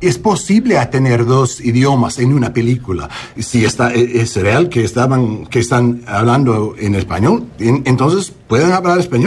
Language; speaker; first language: Spanish; early bilingual, heritage; English